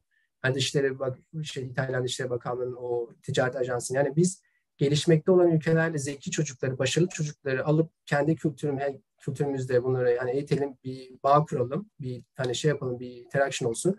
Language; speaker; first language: Turkish; native; Turkish